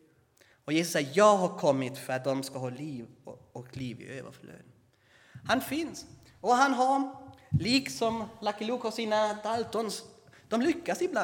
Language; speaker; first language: Swedish; non-native, fluent; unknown